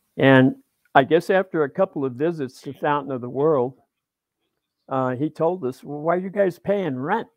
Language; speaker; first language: English; native; English